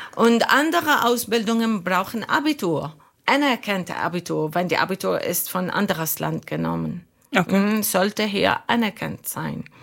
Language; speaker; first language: German; non-native, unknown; Arabic